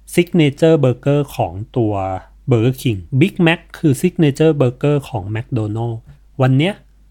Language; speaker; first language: Thai; native; Thai